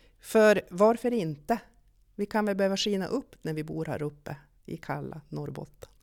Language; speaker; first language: Swedish; native; Swedish